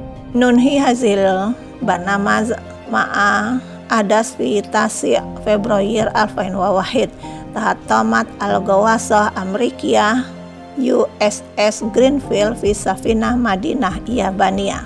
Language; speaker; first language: Arabic; non-native, fluent; Indonesian